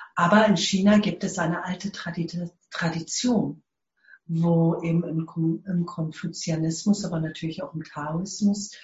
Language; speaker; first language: German; non-native, fluent; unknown